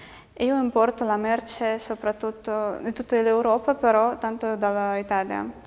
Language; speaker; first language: Italian; non-native, fluent; Russian